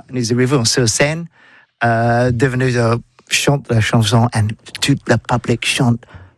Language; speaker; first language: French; non-native, learner; English